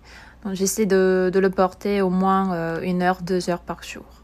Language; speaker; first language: French; non-native, fluent; Korean